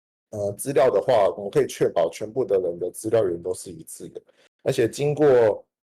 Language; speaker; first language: Chinese; native; Chinese